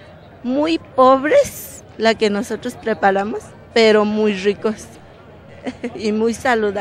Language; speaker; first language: Spanish; non-native, local second language; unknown